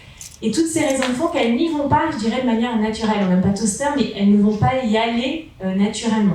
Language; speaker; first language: French; native; French